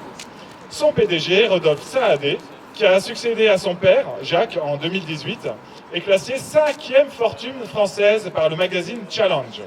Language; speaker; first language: French; native; French